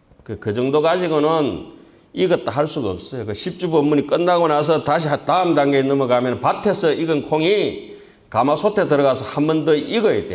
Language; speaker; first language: Korean; native; Korean